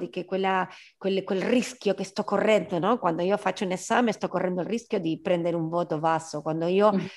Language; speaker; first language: Italian; non-native, fluent; Spanish